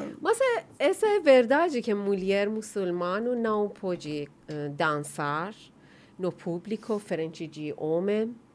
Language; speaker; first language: Portuguese; non-native, learner; Persian